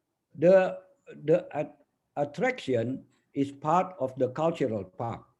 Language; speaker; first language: English; non-native, fluent; Indonesian